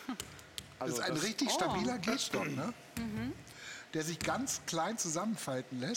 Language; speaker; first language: German; native; German